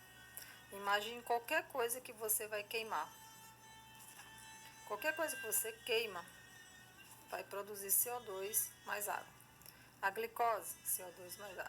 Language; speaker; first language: Portuguese; native; Portuguese